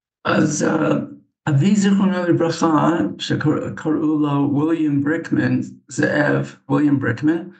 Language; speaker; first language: Hebrew; non-native, fluent; English